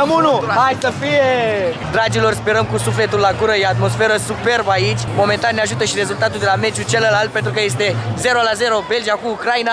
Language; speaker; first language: Romanian; native; Romanian